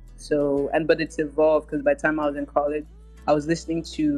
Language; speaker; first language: English; native; English